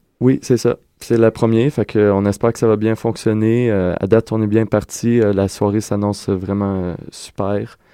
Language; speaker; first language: French; native; French